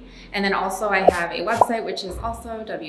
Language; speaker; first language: English; native; English